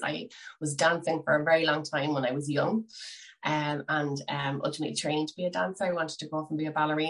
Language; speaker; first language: English; native; English